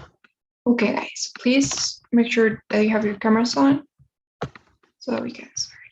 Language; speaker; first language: English; non-native, fluent; Spanish